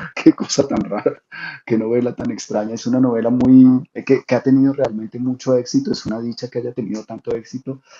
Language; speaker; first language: Spanish; native; Spanish